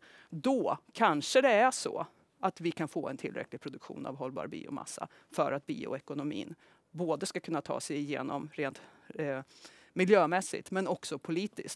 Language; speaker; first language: Swedish; native; Swedish